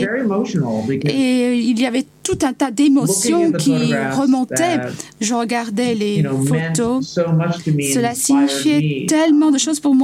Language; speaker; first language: French; non-native, learner; English